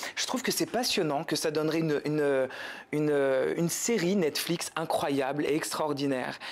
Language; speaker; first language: French; native; French